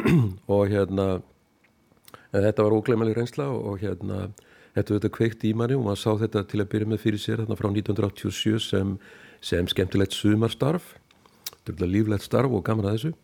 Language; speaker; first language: Icelandic; native; Icelandic